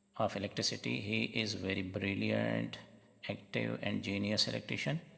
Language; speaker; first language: English; non-native, local second language; Urdu